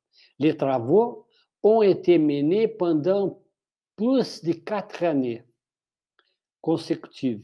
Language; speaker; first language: French; non-native, fluent; Portuguese